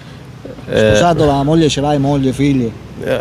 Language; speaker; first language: Italian; native; Italian